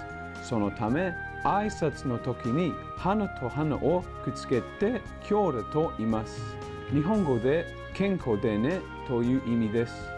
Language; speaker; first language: Japanese; non-native, fluent; English